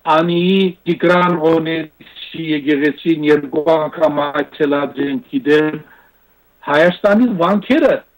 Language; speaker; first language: Armenian; native; Armenian